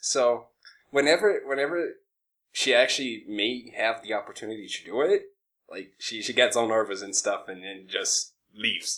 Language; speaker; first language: English; non-native, fluent; Portuguese